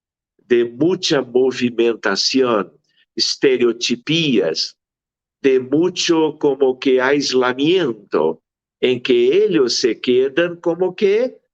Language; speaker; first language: Spanish; non-native, fluent; Portuguese